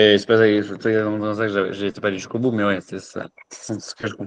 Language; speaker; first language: French; native; French